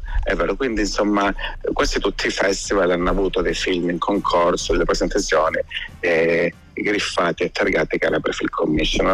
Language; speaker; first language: Italian; native; Italian